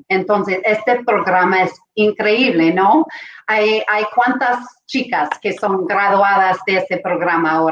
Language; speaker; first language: Spanish; non-native, fluent; English